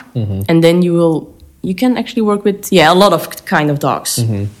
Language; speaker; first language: English; non-native, fluent; Dutch